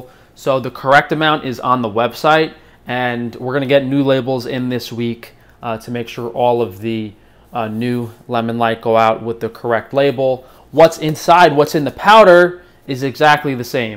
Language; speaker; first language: English; native; English